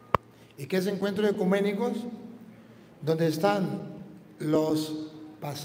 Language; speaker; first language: Spanish; native; Spanish